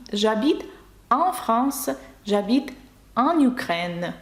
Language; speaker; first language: French; non-native, fluent; Russian